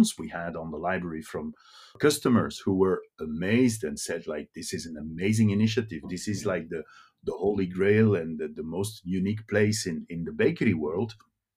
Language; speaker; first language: English; non-native, fluent; Dutch